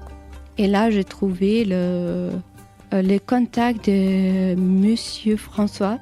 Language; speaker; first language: French; non-native, learner; Albanian